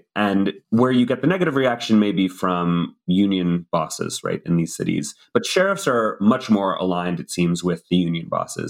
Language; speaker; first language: English; native; English